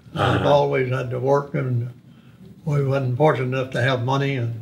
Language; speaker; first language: English; native; English